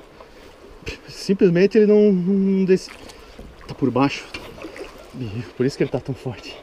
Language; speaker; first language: Portuguese; native; Portuguese